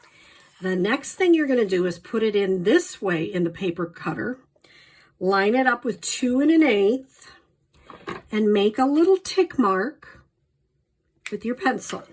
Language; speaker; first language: English; native; English